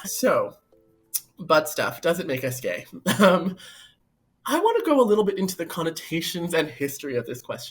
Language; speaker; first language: English; native; English